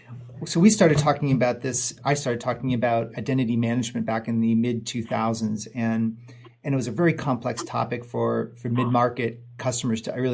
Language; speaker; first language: English; native; English